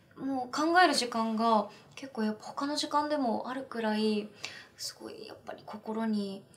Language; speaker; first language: Japanese; native; Japanese